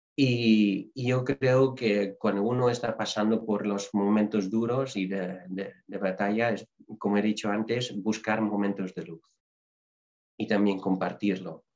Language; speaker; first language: Spanish; non-native, fluent; Dutch